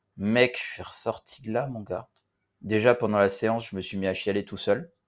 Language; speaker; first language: French; native; French